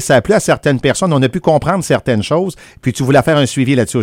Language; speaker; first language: French; native; French